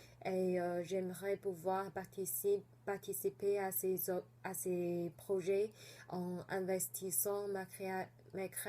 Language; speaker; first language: French; non-native, fluent; Chinese